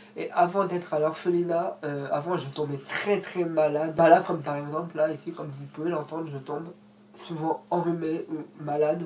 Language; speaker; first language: French; early bilingual, other home language; Russian